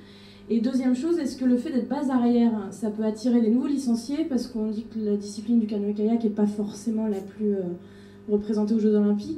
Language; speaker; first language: French; native; French